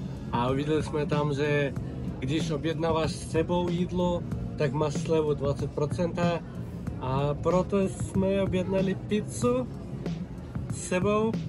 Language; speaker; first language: Czech; non-native, fluent; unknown